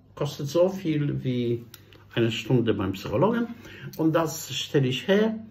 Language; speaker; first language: German; non-native, fluent; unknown